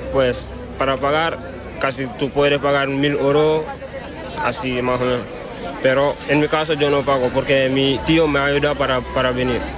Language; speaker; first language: Spanish; non-native, learner; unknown